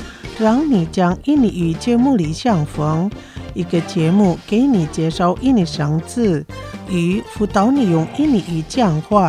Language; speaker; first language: Chinese; non-native, fluent; Indonesian